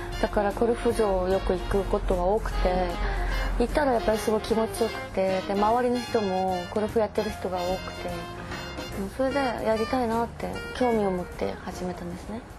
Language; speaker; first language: Japanese; non-native, fluent; Korean